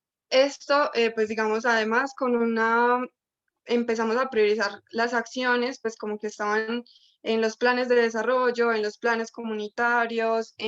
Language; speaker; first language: Spanish; native; Spanish